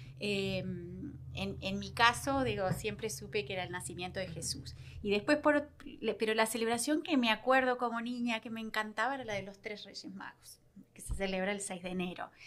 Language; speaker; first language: Spanish; native; Spanish